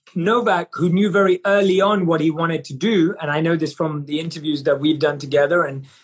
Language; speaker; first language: English; native; English